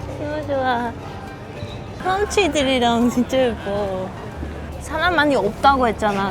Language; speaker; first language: Korean; non-native, fluent; Dutch